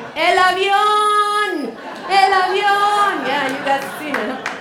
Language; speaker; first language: English; non-native, fluent; Spanish